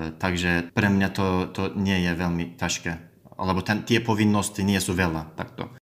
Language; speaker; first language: Slovak; non-native, learner; Turkish